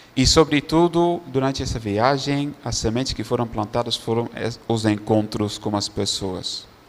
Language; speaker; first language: Portuguese; non-native, fluent; Dutch